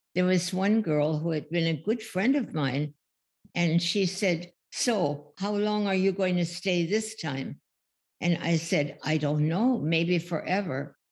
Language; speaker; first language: English; early bilingual, other home language; German